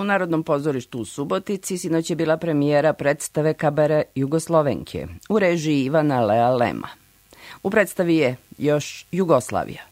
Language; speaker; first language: Serbian; native; Serbian